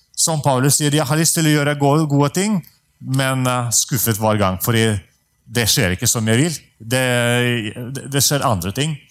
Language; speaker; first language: Norwegian; non-native, fluent; Russian